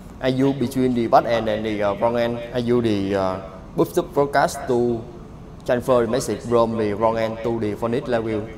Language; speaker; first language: English; non-native, learner; Vietnamese